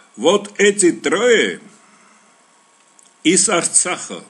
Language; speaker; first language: Russian; non-native, local second language; Armenian